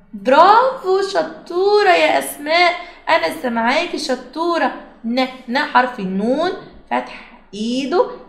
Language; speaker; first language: Arabic; native; Arabic